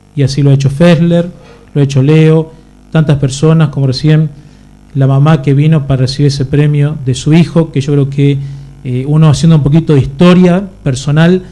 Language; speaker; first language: Spanish; native; Spanish